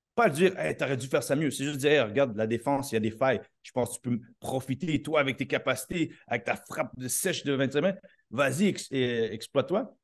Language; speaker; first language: French; native; French